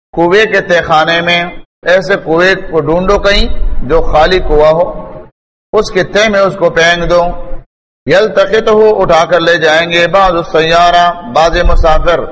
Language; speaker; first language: Urdu; non-native, local second language; Pashto